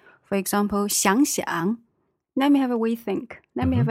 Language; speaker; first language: English; non-native, fluent; Chinese